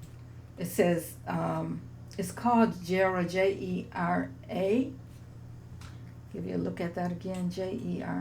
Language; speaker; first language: English; native; English